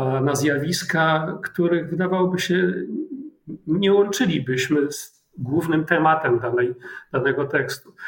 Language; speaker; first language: Polish; native; Polish